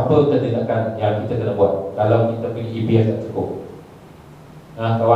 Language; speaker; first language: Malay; non-native, local second language; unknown